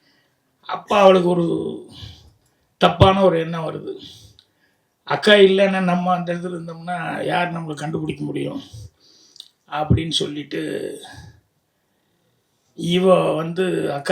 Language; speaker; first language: Tamil; native; Tamil